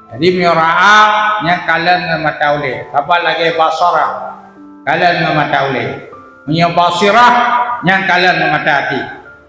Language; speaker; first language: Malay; non-native, local second language; Achinese